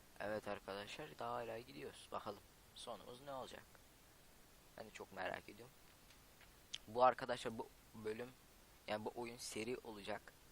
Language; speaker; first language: Turkish; native; Turkish